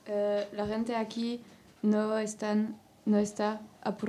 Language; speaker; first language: Spanish; non-native, learner; French